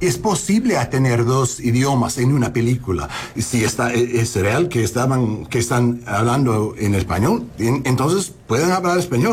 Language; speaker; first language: Spanish; non-native, learner; English